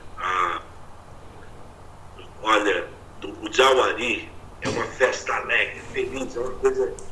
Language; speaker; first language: Portuguese; native; Portuguese